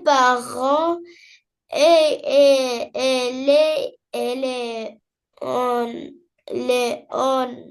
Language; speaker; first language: French; non-native, learner; Arabic